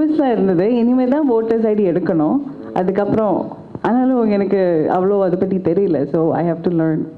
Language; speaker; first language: Tamil; early bilingual, heritage; Tamil